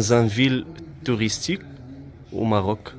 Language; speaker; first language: French; non-native, learner; Arabic